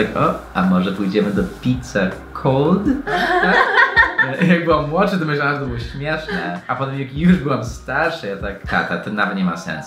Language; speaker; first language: Polish; non-native, fluent; English